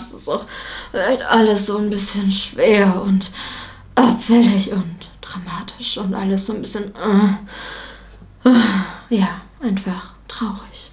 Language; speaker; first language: German; native; German